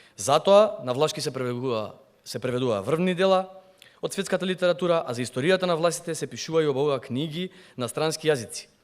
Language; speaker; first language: Macedonian; non-native, local second language; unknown